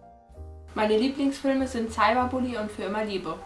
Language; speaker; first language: German; native; German